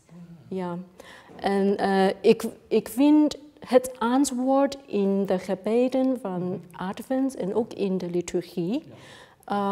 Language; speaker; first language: Dutch; non-native, fluent; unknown